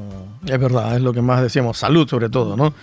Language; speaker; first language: Spanish; native; Spanish